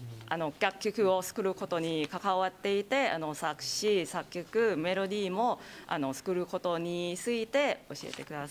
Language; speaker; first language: Japanese; non-native, learner; Thai